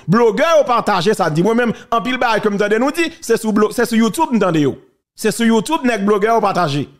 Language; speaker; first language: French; non-native, local second language; Haitian Creole